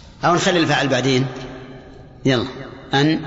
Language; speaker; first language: Arabic; native; Arabic